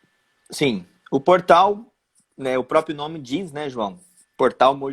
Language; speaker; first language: Portuguese; native; Portuguese